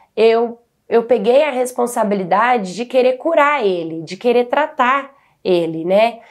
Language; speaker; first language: Portuguese; native; Portuguese